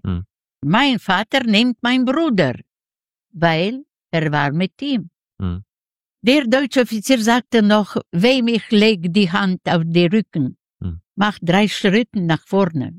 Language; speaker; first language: German; non-native, learner; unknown